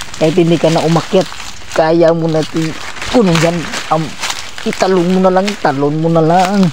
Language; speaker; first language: Filipino; non-native, local second language; Cebuano